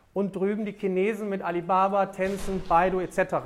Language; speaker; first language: German; native; German